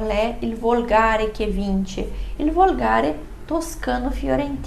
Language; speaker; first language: Italian; non-native, fluent; Portuguese